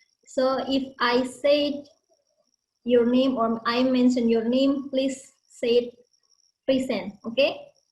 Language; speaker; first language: English; non-native, learner; Indonesian